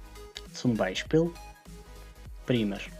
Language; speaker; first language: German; non-native, fluent; Macedonian